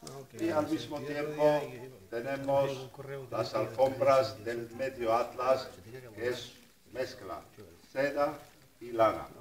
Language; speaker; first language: Spanish; non-native, fluent; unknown